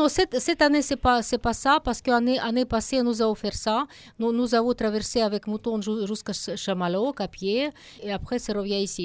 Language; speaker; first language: French; non-native, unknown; Russian